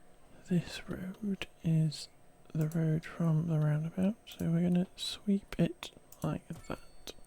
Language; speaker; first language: English; native; English